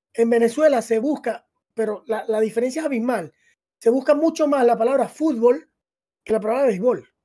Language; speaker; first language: Spanish; native; Spanish